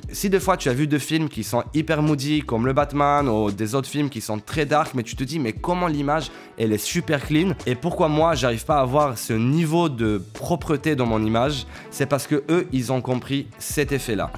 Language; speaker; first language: French; native; French